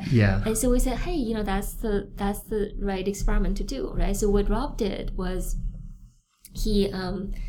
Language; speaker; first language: English; non-native, fluent; Chinese